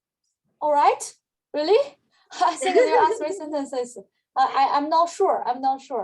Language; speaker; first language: English; non-native, fluent; Chinese